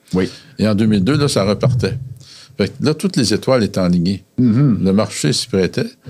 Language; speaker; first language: French; native; French